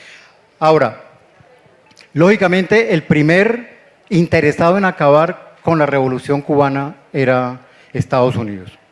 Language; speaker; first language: Spanish; native; Spanish